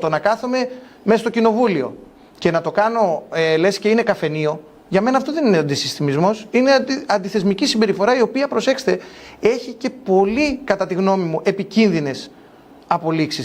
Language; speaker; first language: Greek; native; Greek